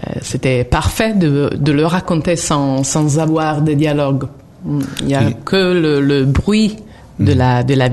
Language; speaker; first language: French; non-native, fluent; Italian